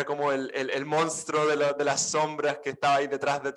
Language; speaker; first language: Spanish; non-native, fluent; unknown